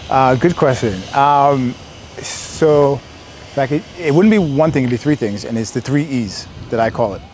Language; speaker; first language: English; native; English